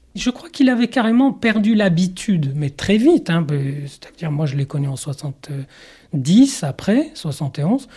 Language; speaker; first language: French; non-native, local second language; Arabic